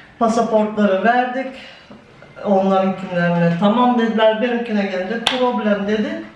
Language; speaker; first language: Turkish; native; Turkish